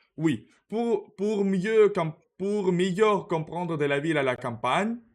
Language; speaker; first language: French; non-native, learner; Russian